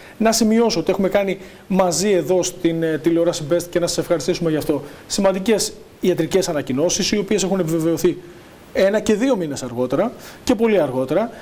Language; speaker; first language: Greek; native; Greek